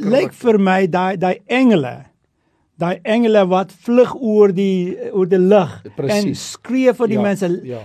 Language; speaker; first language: Afrikaans; non-native, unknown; Turkish